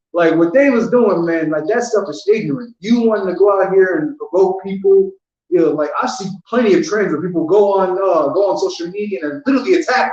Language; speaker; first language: English; native; English